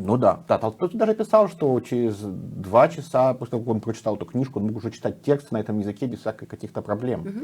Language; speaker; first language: Russian; native; Russian